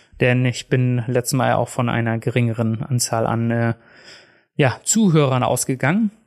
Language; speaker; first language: German; native; German